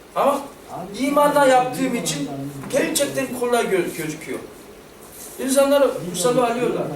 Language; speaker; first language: Turkish; non-native, fluent; Korean